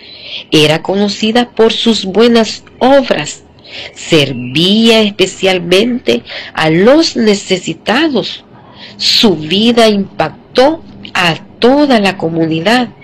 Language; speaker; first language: Spanish; native; Spanish